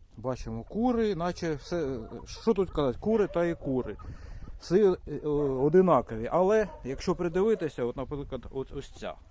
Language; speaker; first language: Ukrainian; non-native, local second language; Russian